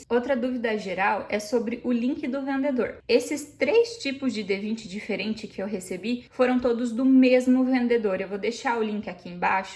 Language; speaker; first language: Portuguese; native; Portuguese